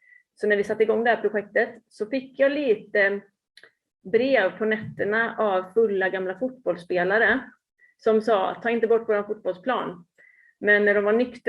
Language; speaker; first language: Swedish; native; Swedish